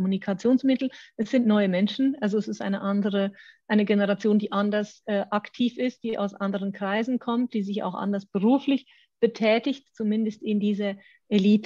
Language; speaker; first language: German; native; German